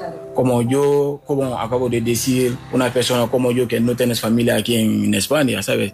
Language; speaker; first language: Spanish; non-native, learner; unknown